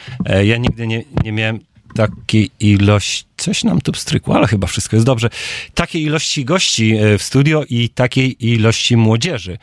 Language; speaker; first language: Polish; native; Polish